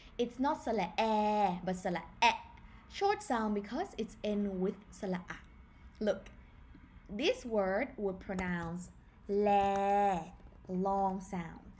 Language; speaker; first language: English; non-native, fluent; Thai